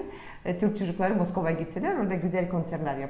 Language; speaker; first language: Turkish; non-native, fluent; Russian